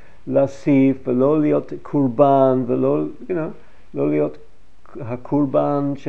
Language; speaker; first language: Hebrew; non-native, fluent; English